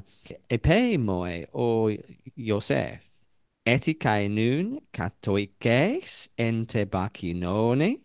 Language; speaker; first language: Greek; non-native, learner; English